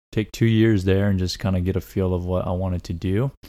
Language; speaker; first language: English; native; English